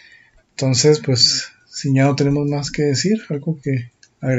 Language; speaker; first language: Spanish; native; Spanish